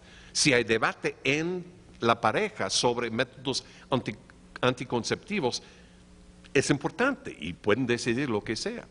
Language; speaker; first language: Spanish; non-native, fluent; English